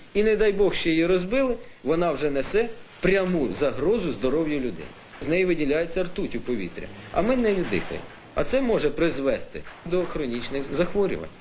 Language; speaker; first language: Ukrainian; native; Ukrainian